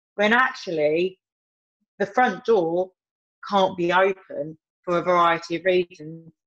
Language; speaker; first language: English; native; English